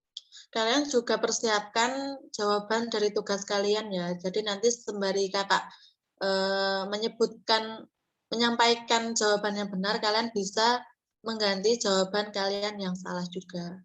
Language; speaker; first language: Indonesian; native; Indonesian